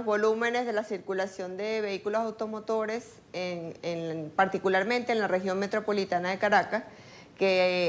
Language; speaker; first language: Spanish; native; Spanish